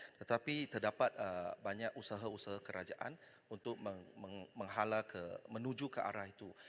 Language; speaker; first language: Malay; non-native, local second language; Chinese